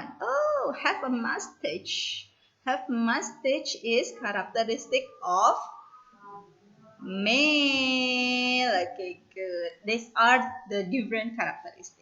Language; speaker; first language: English; non-native, learner; Indonesian